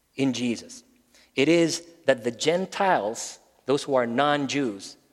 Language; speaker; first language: English; non-native, local second language; Filipino